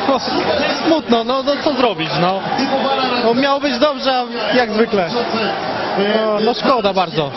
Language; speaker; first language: Polish; native; Polish